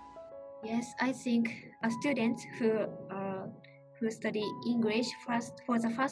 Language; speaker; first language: English; non-native, learner; Japanese